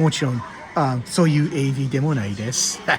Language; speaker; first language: Japanese; non-native, fluent; English